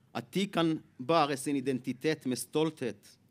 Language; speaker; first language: Norwegian; non-native, fluent; Hebrew